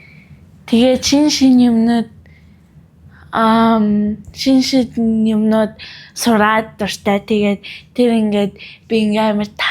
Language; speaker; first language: Mongolian; early bilingual, heritage; Mongolian